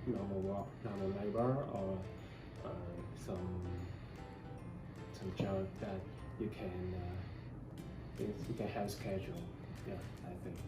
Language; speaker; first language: English; non-native, learner; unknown